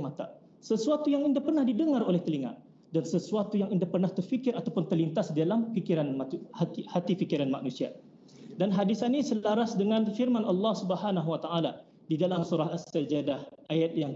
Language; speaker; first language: Malay; native; Malay